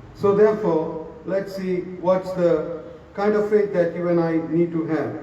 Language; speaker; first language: English; non-native, local second language; Sinhala